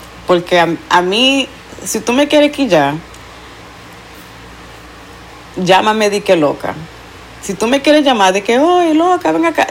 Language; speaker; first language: Spanish; early bilingual, heritage; Spanish